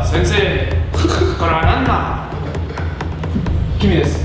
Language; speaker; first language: Japanese; non-native, learner; French